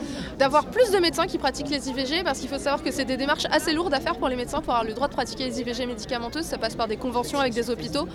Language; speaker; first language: French; native; French